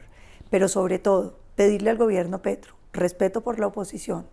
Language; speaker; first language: Spanish; native; Spanish